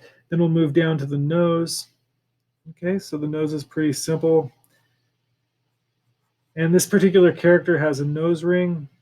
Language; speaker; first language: English; native; English